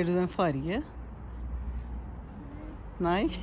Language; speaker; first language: Norwegian; non-native, learner; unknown